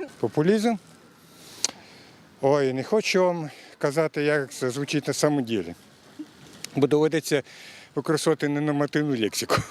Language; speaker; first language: Ukrainian; native; Ukrainian